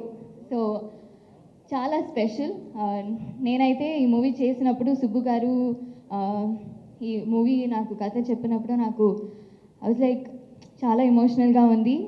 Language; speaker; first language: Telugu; non-native, local second language; Tamil